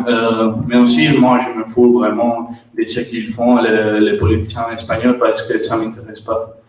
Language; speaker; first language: French; non-native, learner; Catalan